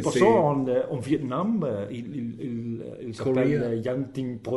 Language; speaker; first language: French; non-native, learner; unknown